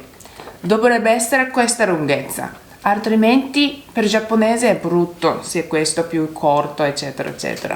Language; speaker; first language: Italian; non-native, learner; Japanese